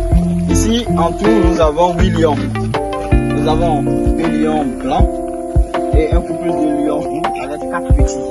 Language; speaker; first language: French; native; French